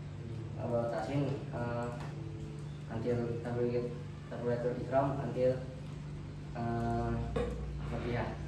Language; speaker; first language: English; non-native, learner; Indonesian